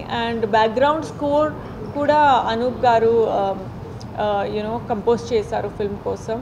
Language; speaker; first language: Telugu; non-native, fluent; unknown